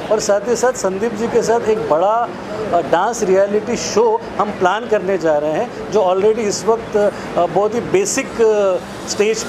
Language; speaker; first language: Hindi; native; Hindi